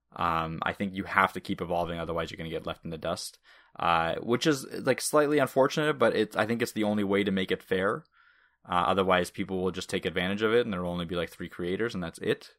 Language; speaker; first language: English; non-native, fluent; Russian